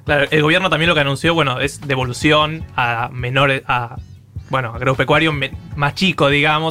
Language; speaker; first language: Spanish; native; Spanish